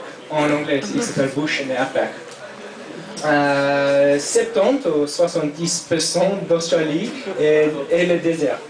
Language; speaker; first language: French; non-native, fluent; English